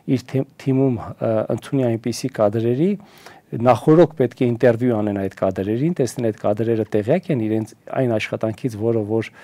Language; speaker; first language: Armenian; early bilingual, heritage; Armenian